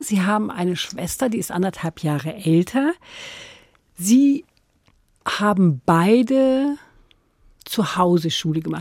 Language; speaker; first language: German; native; German